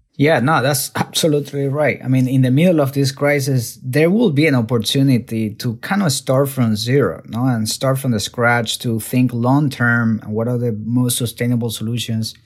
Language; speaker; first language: English; non-native, fluent; Spanish